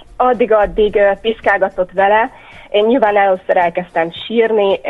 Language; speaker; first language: Hungarian; native; Hungarian